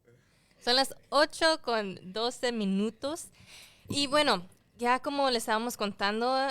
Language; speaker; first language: Spanish; early bilingual, heritage; Spanish